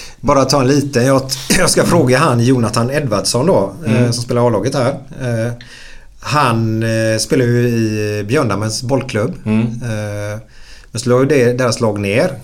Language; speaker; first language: Swedish; native; Swedish